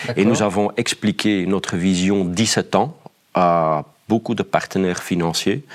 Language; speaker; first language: French; non-native, fluent; Dutch